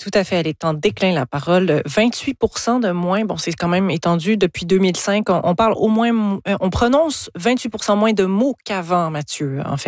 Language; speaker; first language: French; native; French